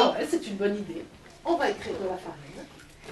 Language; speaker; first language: French; native; French